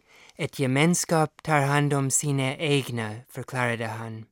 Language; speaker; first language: Swedish; non-native, fluent; English